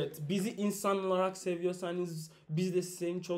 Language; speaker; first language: Turkish; non-native, learner; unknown